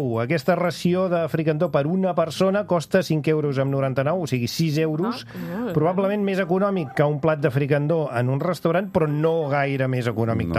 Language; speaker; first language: Catalan; native; Catalan